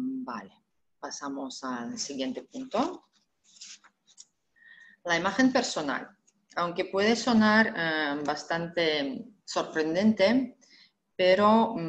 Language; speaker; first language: Spanish; non-native, fluent; Russian